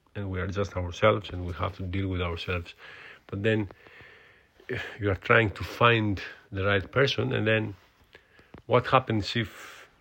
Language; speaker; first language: English; non-native, fluent; Greek